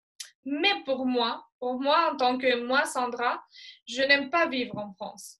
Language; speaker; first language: French; non-native, fluent; Spanish